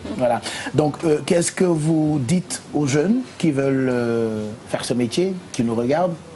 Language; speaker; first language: French; non-native, local second language; Wolof